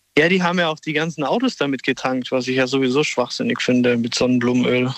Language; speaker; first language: German; early bilingual, other home language; Italian